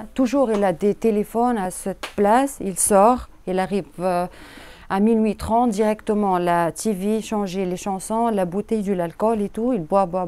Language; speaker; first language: French; non-native, learner; Arabic